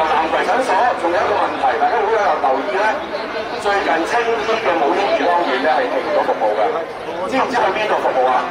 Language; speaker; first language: Chinese; native; Chinese